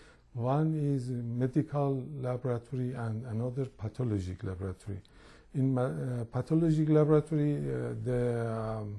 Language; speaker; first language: English; non-native, learner; Persian